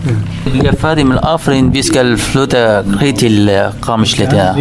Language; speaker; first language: Danish; non-native, learner; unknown